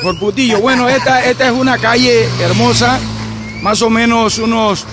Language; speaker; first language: Spanish; native; Spanish